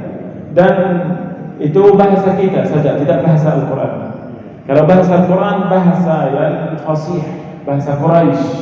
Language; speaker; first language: Indonesian; non-native, learner; Arabic